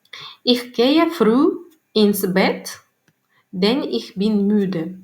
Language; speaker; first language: German; non-native, learner; Turkmen